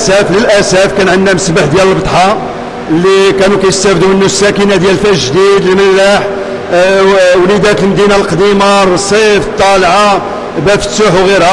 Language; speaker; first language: Arabic; native; Arabic